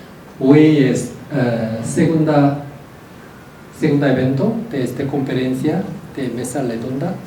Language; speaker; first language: Spanish; non-native, learner; Korean